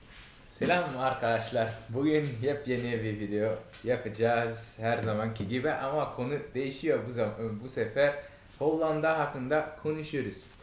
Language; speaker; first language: Turkish; non-native, fluent; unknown